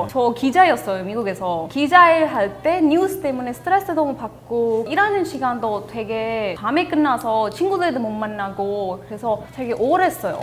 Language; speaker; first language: Korean; non-native, fluent; English